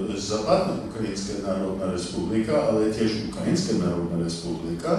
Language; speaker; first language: Polish; non-native, learner; English